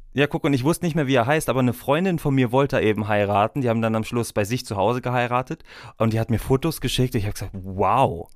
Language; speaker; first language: German; native; German